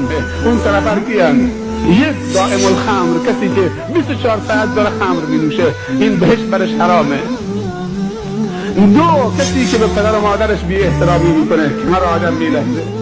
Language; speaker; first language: Persian; native; Persian